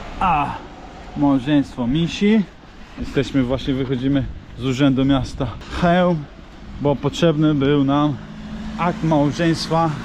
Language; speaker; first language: Polish; non-native, fluent; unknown